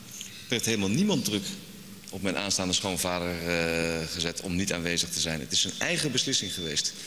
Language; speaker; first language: Dutch; native; Dutch